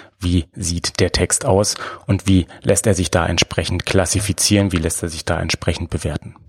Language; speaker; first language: German; native; German